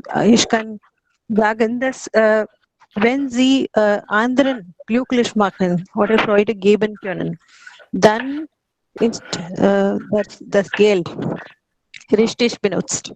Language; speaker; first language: German; non-native, learner; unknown